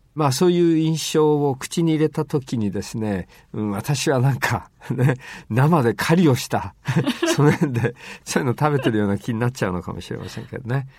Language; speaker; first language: Japanese; native; Japanese